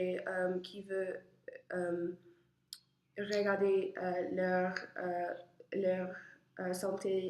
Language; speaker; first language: French; non-native, learner; English